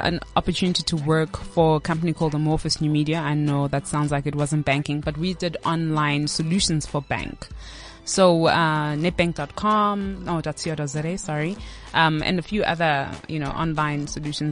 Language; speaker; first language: English; non-native, local second language; Xhosa